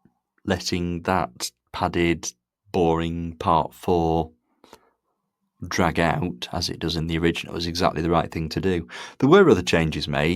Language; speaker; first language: English; native; English